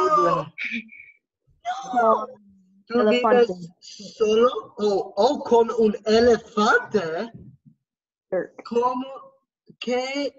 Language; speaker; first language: Spanish; non-native, learner; English